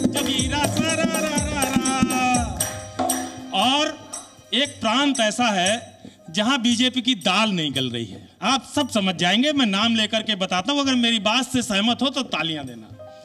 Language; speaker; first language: Hindi; native; Hindi